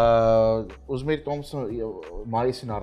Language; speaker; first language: Armenian; early bilingual, heritage; Armenian